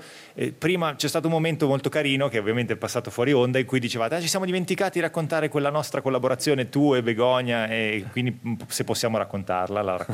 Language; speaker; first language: Italian; native; Italian